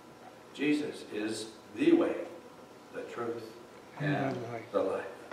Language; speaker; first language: English; native; English